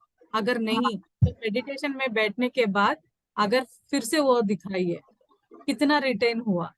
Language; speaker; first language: Hindi; native; Hindi